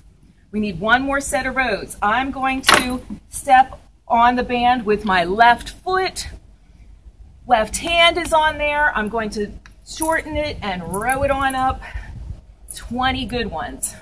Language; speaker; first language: English; native; English